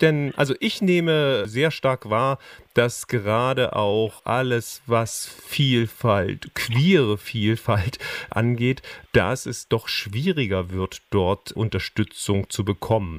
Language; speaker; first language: German; native; German